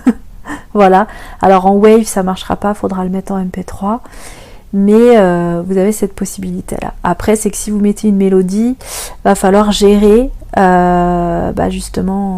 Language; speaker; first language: French; native; French